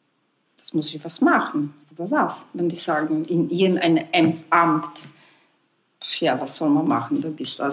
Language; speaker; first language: German; non-native, fluent; Polish